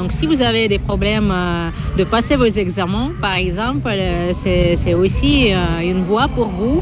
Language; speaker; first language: French; non-native, fluent; Russian